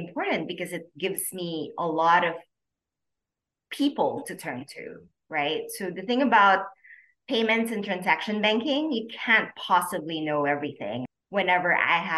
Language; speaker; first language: English; non-native, local second language; Filipino